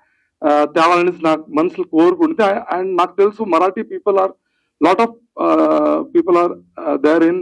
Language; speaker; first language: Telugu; early bilingual, heritage; Telugu